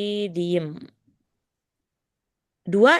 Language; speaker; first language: English; non-native, learner; Indonesian